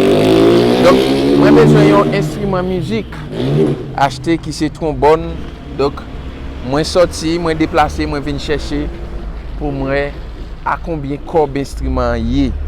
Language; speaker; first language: French; non-native, learner; Haitian Creole